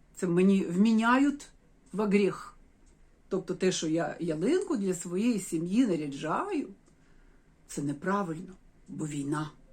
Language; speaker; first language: Ukrainian; non-native, local second language; Russian